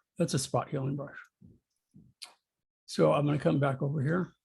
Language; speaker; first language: English; native; English